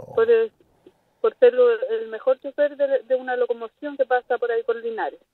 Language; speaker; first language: Spanish; native; Spanish